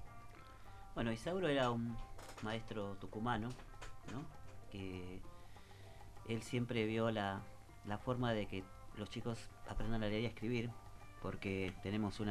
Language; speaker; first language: Spanish; native; Spanish